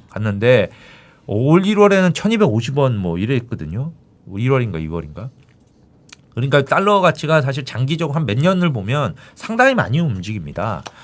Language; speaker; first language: Korean; native; Korean